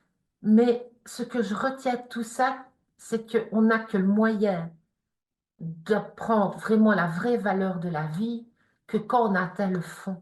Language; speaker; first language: French; native; French